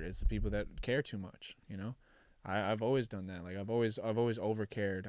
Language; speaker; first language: English; native; English